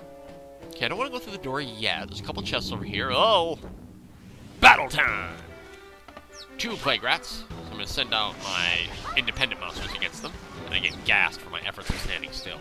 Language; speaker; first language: English; native; English